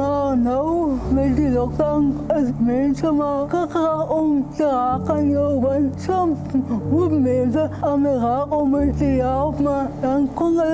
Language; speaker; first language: Dutch; non-native, learner; Afrikaans